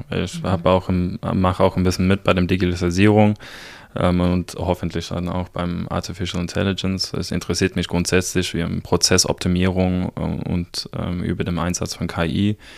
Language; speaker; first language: German; non-native, fluent; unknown